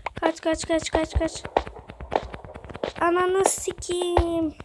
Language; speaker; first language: Turkish; native; Turkish